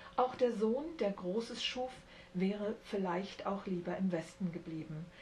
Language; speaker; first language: German; native; German